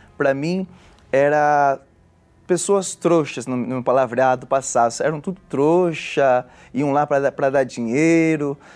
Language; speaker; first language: Portuguese; native; Portuguese